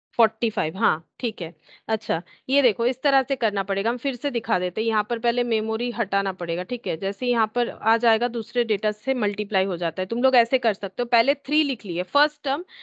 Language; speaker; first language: Hindi; native; Hindi